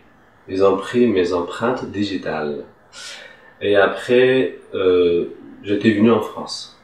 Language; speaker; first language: French; non-native, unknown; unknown